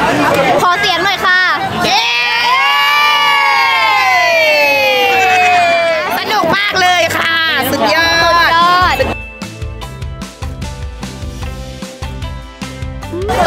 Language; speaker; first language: Thai; native; Thai